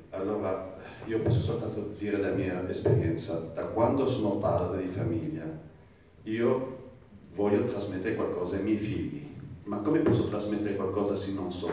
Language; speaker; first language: Italian; non-native, fluent; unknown